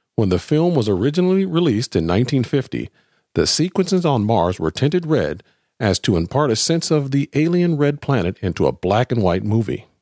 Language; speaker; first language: English; native; English